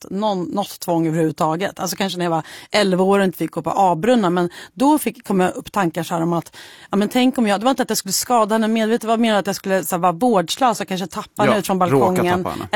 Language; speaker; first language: Swedish; native; Swedish